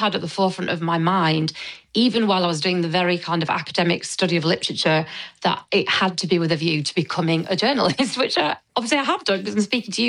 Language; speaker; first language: English; native; English